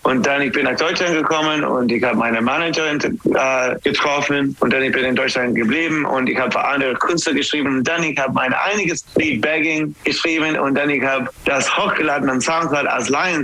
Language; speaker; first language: German; non-native, learner; English